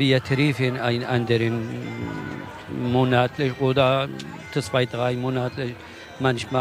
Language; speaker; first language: German; non-native, learner; Kurdish